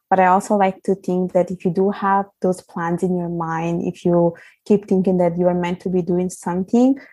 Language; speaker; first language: English; non-native, fluent; Italian